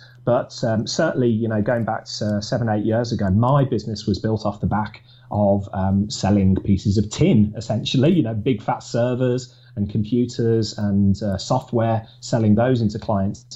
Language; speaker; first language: English; native; English